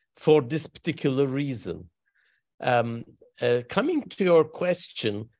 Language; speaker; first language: English; non-native, fluent; Turkish